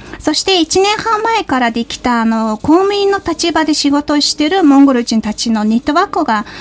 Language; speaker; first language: Japanese; non-native, fluent; Mongolian